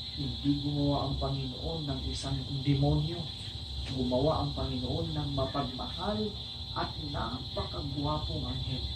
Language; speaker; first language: Filipino; non-native, local second language; Cebuano